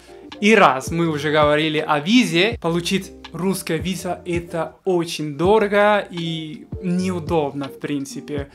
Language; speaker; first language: Russian; non-native, fluent; Spanish